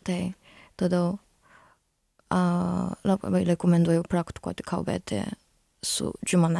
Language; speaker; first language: Lithuanian; non-native, learner; Japanese